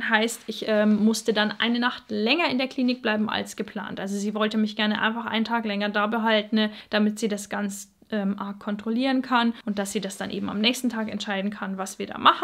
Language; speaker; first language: German; native; German